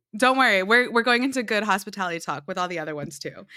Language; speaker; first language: English; early bilingual, other home language; Filipino